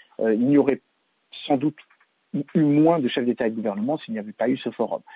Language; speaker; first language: French; native; French